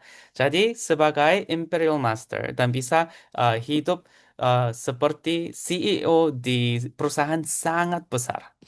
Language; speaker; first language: Indonesian; non-native, fluent; Korean